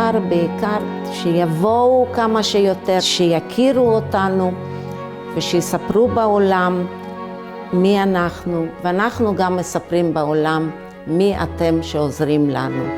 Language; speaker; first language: Hebrew; early bilingual, other home language; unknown